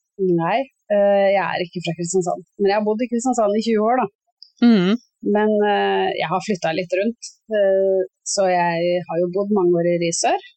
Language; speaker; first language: Norwegian; native; Norwegian